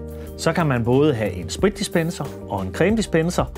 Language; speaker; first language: Danish; native; Danish